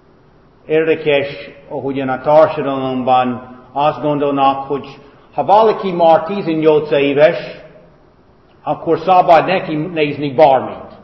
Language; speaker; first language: Hungarian; non-native, fluent; English